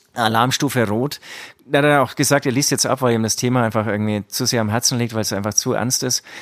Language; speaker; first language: German; early bilingual, other home language; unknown